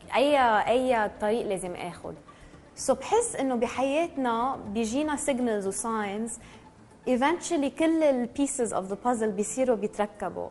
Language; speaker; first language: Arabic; early bilingual, heritage; Arabic